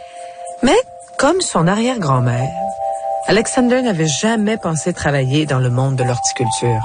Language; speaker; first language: French; native; French